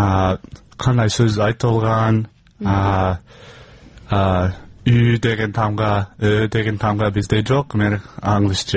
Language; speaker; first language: Kyrgyz; non-native, learner; English